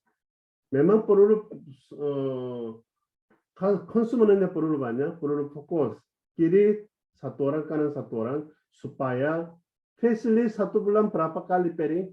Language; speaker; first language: Indonesian; non-native, fluent; Korean